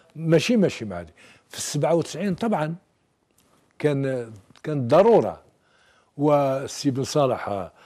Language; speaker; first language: Arabic; native; Arabic